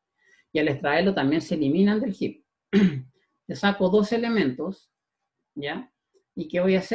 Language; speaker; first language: Spanish; native; Spanish